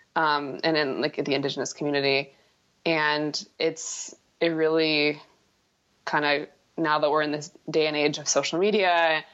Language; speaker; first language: English; native; English